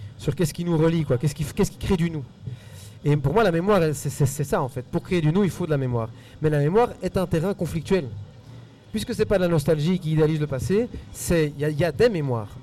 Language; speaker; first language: French; early bilingual, other home language; Spanish